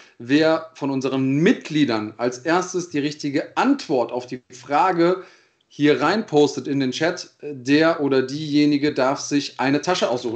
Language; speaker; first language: German; native; German